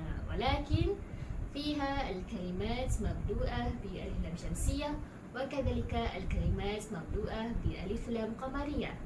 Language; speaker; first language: Arabic; non-native, learner; Malay